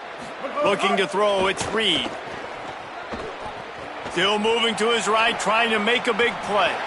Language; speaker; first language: English; native; English